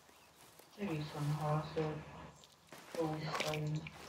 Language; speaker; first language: German; native; German